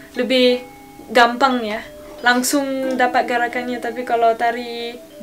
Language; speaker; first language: Indonesian; non-native, fluent; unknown